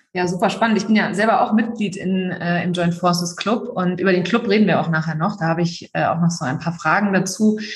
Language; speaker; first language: German; native; German